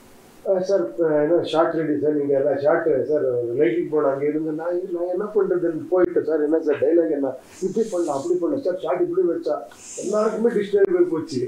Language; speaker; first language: Tamil; non-native, learner; Kannada